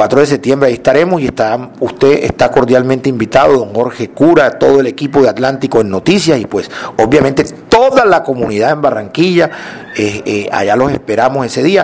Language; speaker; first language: Spanish; native; Spanish